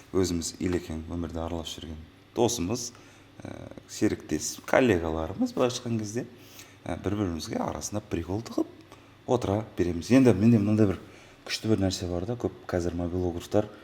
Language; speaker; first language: Kazakh; native; Kazakh